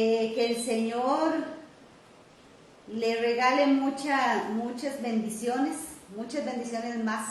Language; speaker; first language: Spanish; native; Spanish